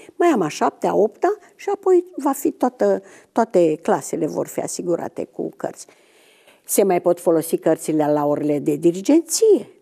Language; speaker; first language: Romanian; native; Romanian